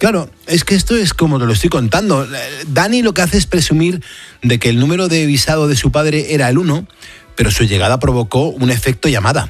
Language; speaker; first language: Spanish; native; Spanish